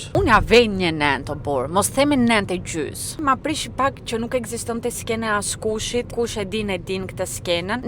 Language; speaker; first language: Albanian; early bilingual, heritage; Albanian